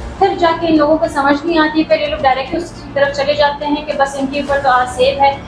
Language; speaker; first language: Urdu; non-native, local second language; Pashto